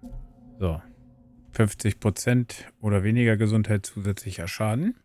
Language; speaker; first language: German; native; German